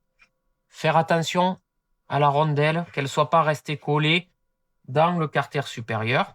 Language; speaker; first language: French; native; French